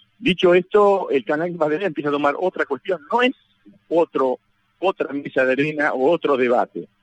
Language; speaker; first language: Spanish; native; Spanish